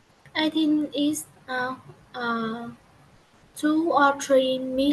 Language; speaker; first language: English; non-native, learner; Vietnamese